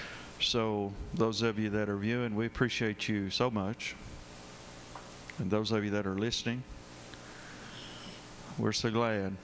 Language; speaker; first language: English; native; English